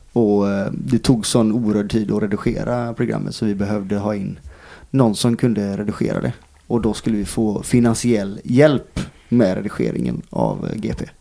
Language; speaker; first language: Swedish; native; Swedish